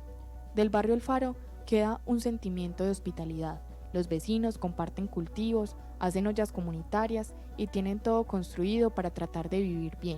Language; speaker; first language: Spanish; native; Spanish